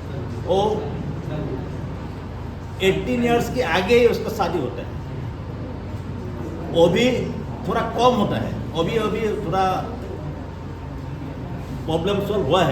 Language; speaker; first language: Hindi; non-native, local second language; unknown